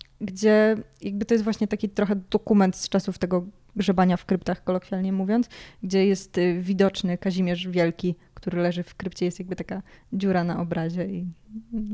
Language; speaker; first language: Polish; native; Polish